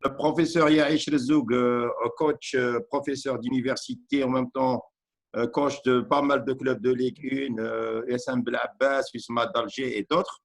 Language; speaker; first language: French; non-native, local second language; Arabic